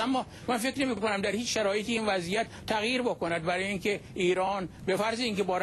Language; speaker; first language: Persian; native; Persian